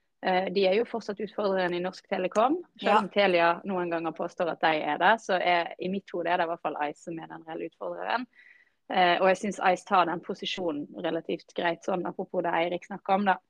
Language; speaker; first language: Norwegian; native; Norwegian